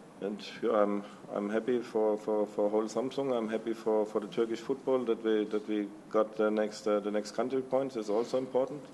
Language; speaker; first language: English; non-native, learner; German